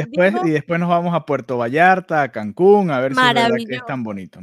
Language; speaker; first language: Spanish; native; Spanish